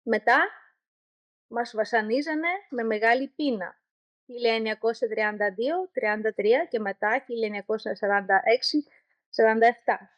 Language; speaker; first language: Greek; non-native, learner; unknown